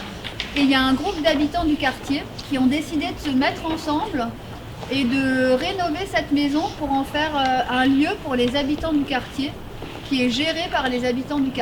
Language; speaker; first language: French; native; French